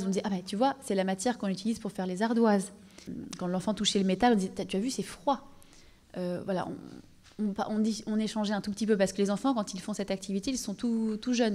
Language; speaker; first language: French; native; French